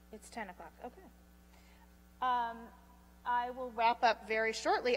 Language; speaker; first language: English; native; English